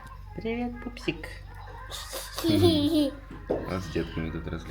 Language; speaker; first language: Russian; native; Russian